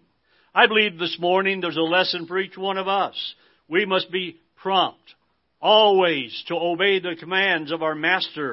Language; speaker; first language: English; native; English